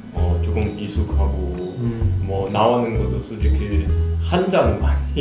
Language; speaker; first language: Korean; non-native, fluent; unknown